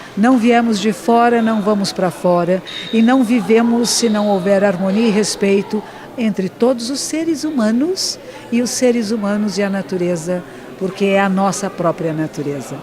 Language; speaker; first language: Portuguese; native; Portuguese